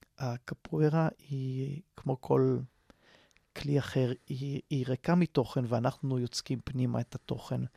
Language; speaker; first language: Hebrew; native; Hebrew